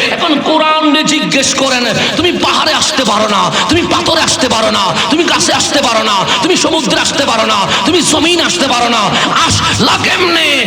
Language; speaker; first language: Bangla; non-native, local second language; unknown